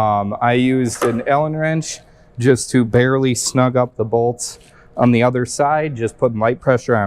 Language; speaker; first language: English; native; English